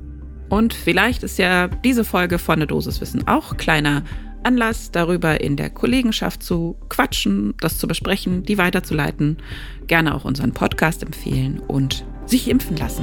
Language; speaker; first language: German; native; German